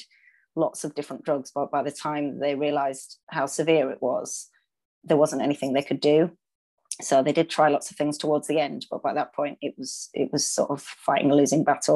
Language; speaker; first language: English; native; English